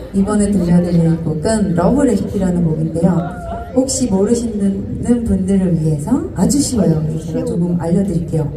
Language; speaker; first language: Korean; native; Korean